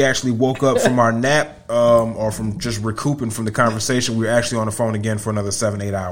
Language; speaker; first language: English; native; English